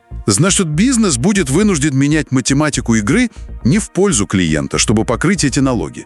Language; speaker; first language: Russian; native; Russian